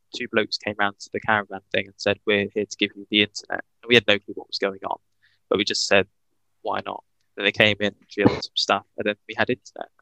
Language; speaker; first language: English; native; English